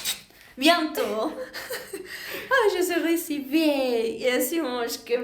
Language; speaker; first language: French; non-native, learner; Spanish